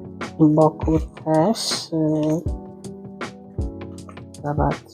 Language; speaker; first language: Polish; non-native, learner; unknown